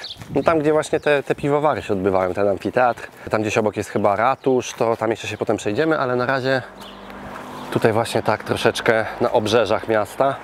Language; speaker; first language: Polish; native; Polish